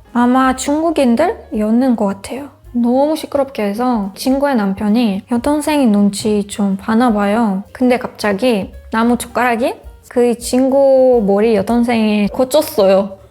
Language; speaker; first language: Korean; non-native, learner; Hebrew